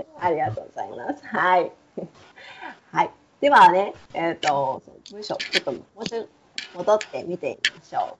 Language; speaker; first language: Japanese; native; Japanese